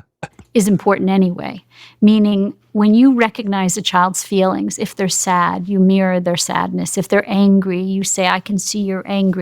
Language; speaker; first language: English; native; English